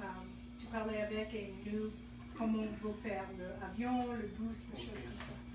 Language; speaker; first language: French; non-native, learner; English